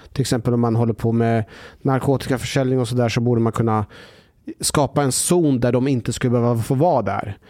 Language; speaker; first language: Swedish; early bilingual, other home language; Persian